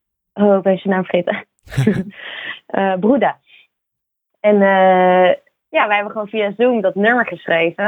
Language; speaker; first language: Dutch; native; Dutch